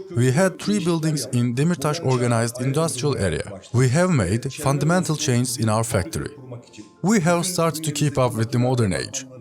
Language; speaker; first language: English; non-native, fluent; Turkish